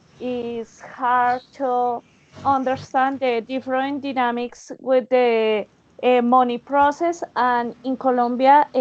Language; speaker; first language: English; non-native, learner; Spanish